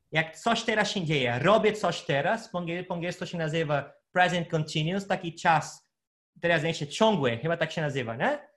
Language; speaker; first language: Polish; non-native, fluent; Portuguese